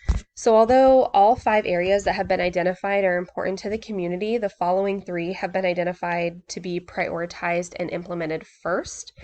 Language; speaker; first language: English; native; English